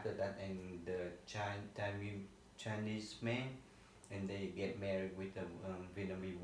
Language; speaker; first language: English; non-native, learner; Vietnamese